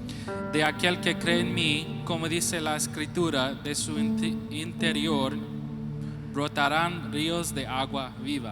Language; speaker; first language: Spanish; non-native, fluent; English